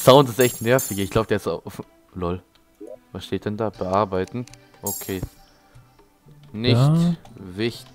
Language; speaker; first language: German; native; German